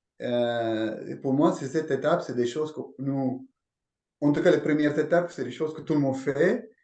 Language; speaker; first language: French; native; French